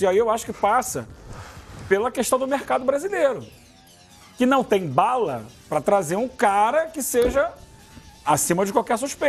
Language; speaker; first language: Portuguese; native; Portuguese